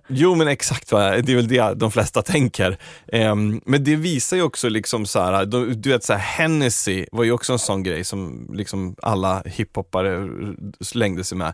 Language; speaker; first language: Swedish; native; Swedish